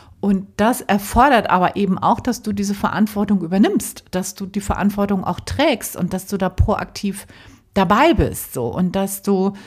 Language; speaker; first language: German; native; German